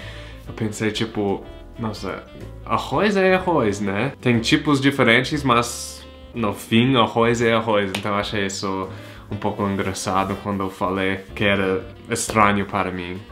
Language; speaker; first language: Portuguese; non-native, fluent; English